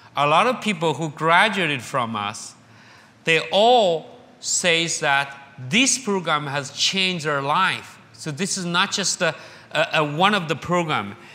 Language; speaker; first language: English; non-native, fluent; Chinese